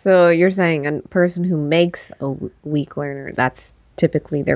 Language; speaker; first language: English; native; English